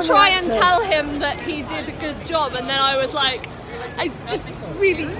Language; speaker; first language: English; native; English